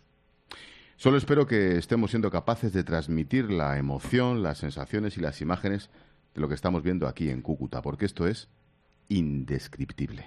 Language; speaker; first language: Spanish; native; Spanish